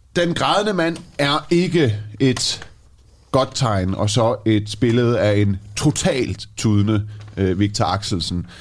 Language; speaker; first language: Danish; early bilingual, other home language; Persian